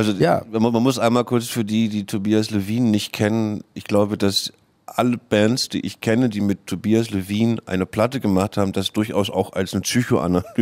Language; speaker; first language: German; native; German